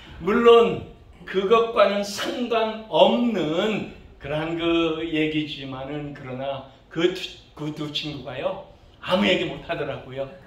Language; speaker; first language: Korean; early bilingual, other home language; English